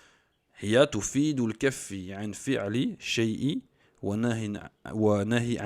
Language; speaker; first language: Arabic; non-native, fluent; French